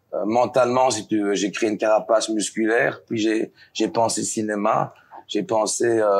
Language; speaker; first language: French; native; French